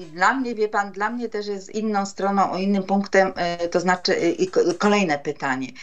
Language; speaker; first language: Polish; native; Polish